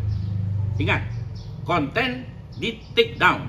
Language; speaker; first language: Indonesian; native; Indonesian